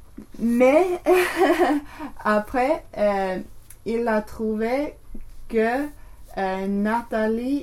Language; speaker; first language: French; non-native, learner; English